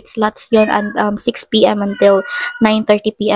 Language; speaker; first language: English; non-native, local second language; Filipino